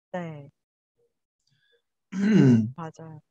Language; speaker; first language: Korean; non-native, learner; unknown